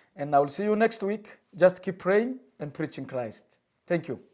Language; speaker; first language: English; non-native, fluent; Amharic